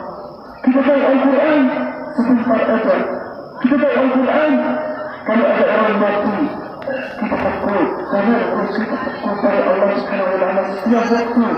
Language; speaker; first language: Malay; non-native, learner; Arabic